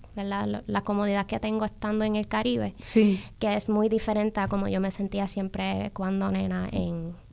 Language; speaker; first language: Spanish; early bilingual, heritage; Spanish